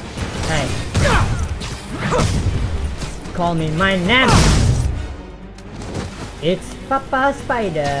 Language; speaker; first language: English; non-native, learner; Indonesian